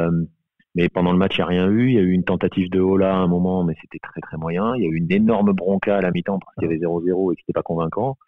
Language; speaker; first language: French; native; French